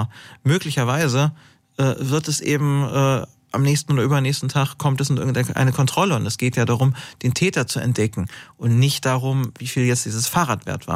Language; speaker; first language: German; native; German